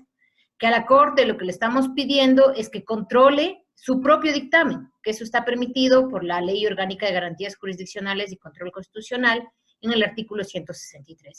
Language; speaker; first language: Spanish; native; Spanish